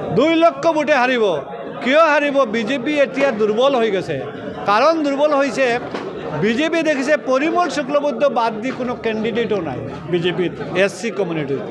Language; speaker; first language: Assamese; non-native, local second language; Bangla